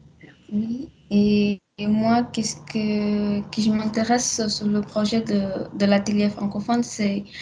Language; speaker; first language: French; non-native, learner; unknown